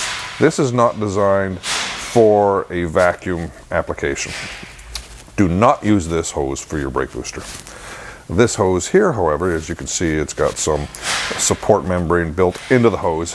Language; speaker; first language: English; native; English